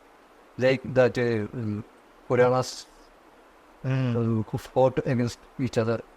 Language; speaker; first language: English; non-native, local second language; Konkani